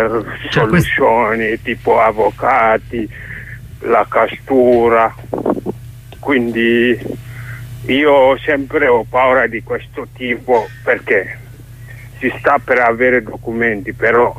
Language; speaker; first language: Italian; non-native, learner; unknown